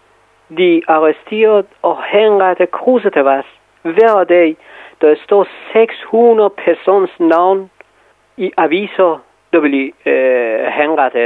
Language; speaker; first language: Danish; non-native, fluent; Persian